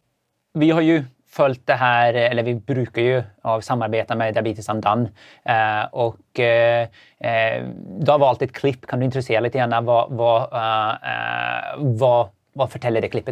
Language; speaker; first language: Swedish; native; Swedish